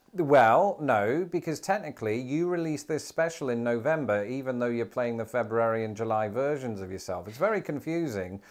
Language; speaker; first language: English; native; English